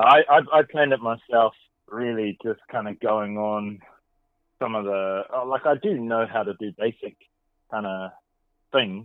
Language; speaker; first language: English; native; English